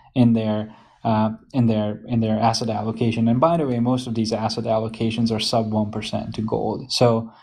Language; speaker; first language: English; non-native, fluent; Hungarian